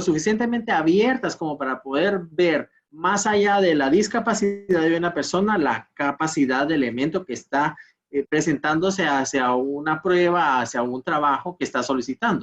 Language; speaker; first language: Spanish; native; Spanish